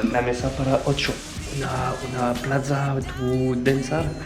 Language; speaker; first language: Spanish; non-native, learner; French